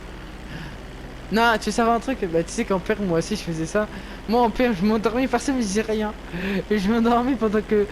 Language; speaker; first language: French; native; French